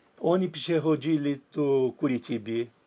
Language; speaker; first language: Polish; early bilingual, heritage; Portuguese